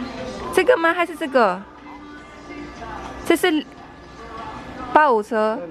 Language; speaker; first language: Chinese; non-native, learner; Filipino